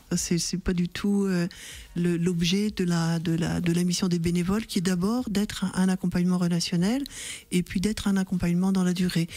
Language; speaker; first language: French; native; French